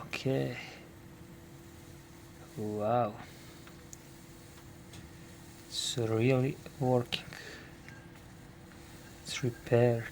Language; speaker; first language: English; non-native, learner; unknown